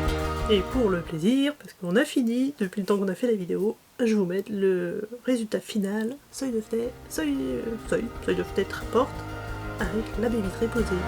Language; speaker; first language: French; native; French